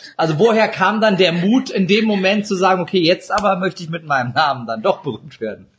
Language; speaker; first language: German; early bilingual, other home language; Turkish